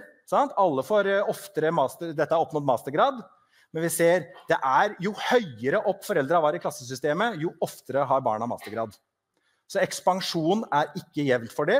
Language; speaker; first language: Norwegian; native; Norwegian